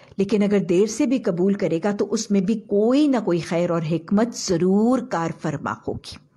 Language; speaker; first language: Urdu; native; Urdu